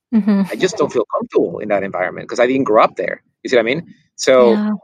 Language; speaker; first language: English; non-native, fluent; Spanish